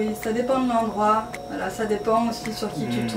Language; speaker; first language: French; native; French